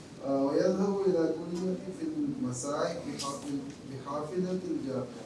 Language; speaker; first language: Arabic; non-native, learner; Urdu